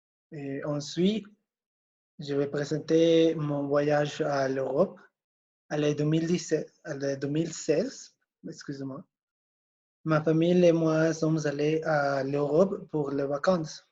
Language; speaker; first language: French; non-native, learner; Spanish